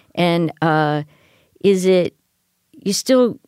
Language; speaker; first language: English; native; English